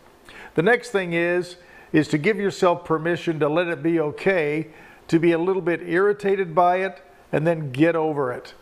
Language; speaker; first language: English; native; English